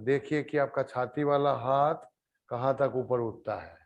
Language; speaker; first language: Hindi; non-native, local second language; Gujarati